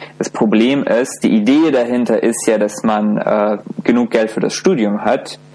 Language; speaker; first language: German; non-native, fluent; Azerbaijani